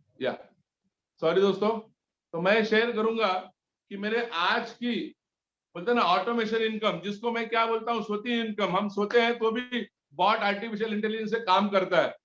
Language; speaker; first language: Hindi; native; Hindi